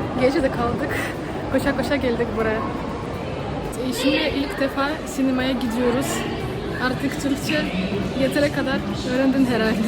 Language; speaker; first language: Turkish; non-native, learner; Russian